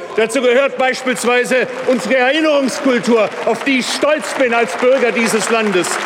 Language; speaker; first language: German; native; German